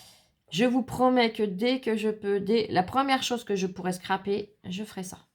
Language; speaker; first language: French; native; French